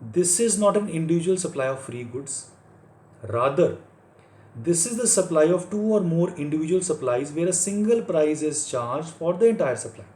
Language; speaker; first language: English; non-native, local second language; Punjabi